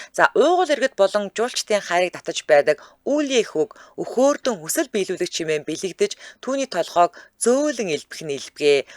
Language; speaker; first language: Mongolian; native; Mongolian